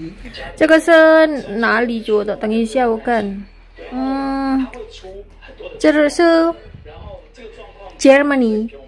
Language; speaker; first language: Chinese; non-native, learner; Javanese